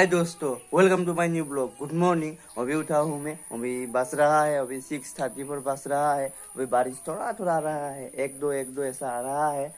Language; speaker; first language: Hindi; non-native, local second language; Bodo